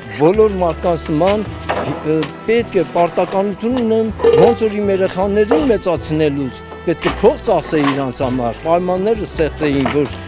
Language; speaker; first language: Armenian; early bilingual, heritage; Armenian